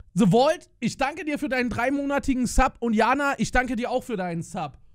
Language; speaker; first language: German; native; German